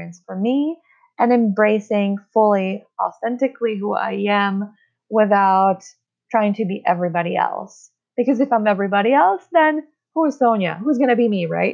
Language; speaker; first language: English; non-native, fluent; Czech